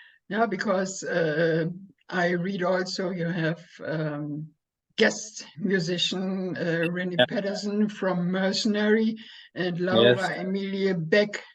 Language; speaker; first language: English; non-native, learner; German